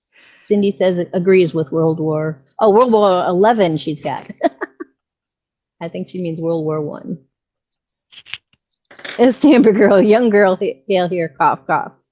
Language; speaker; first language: English; native; English